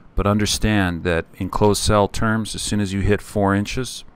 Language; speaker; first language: English; native; English